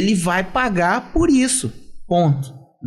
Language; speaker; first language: Portuguese; native; Portuguese